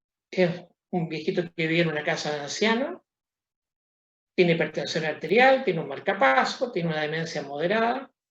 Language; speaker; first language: Spanish; native; Spanish